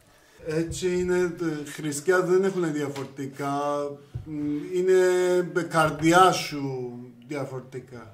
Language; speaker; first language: Greek; non-native, learner; Persian